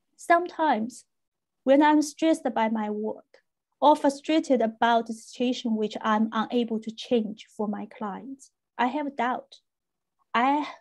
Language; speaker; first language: English; non-native, fluent; Chinese